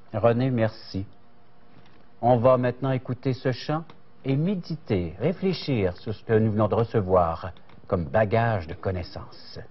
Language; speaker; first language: French; native; French